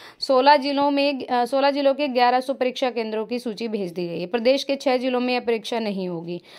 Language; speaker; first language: Hindi; native; Hindi